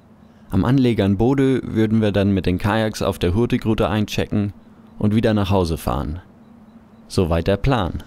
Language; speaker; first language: German; native; German